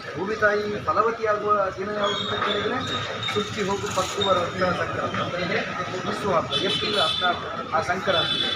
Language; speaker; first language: Kannada; non-native, local second language; Tulu